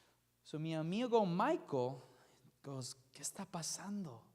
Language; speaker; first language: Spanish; non-native, learner; English